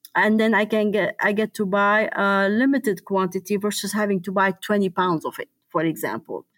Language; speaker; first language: English; non-native, fluent; Arabic